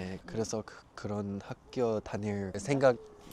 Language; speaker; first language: Korean; early bilingual, heritage; English